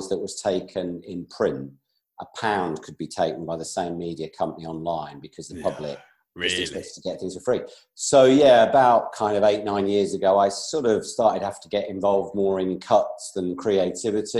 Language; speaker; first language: English; native; English